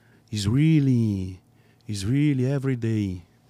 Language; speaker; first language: English; non-native, learner; Portuguese